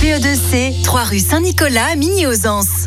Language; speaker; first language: French; native; French